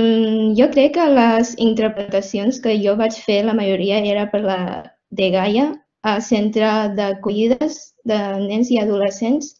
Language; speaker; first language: Catalan; non-native, fluent; Chinese